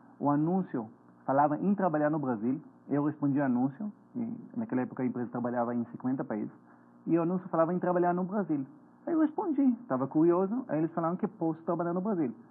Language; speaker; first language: Portuguese; non-native, fluent; Hebrew